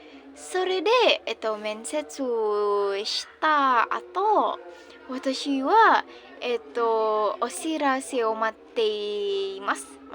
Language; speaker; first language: Japanese; non-native, learner; Indonesian